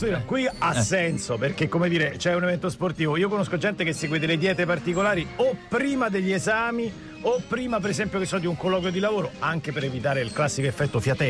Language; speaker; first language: Italian; native; Italian